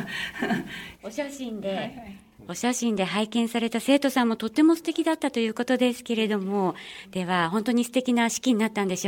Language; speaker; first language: Japanese; native; Japanese